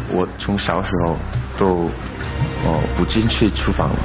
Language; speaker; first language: Chinese; non-native, fluent; Korean